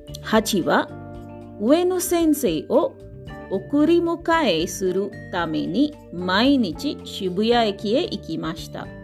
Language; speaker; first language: Japanese; non-native, learner; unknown